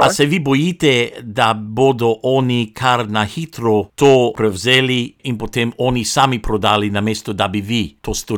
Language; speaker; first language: Slovenian; non-native, local second language; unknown